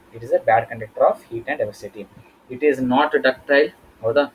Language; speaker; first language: English; non-native, local second language; Kannada